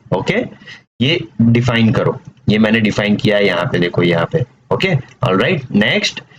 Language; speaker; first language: Hindi; non-native, local second language; Gujarati